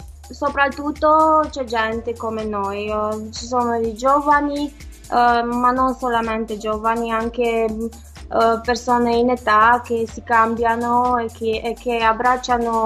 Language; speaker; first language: Italian; non-native, fluent; Romanian